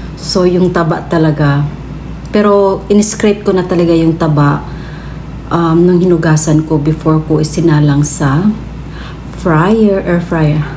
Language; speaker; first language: Filipino; non-native, local second language; Cebuano